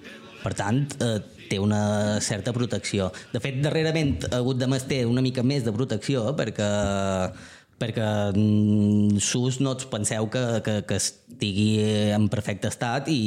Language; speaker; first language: Catalan; native; Catalan